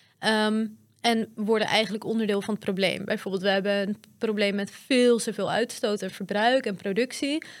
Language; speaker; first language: Dutch; early bilingual, other home language; Persian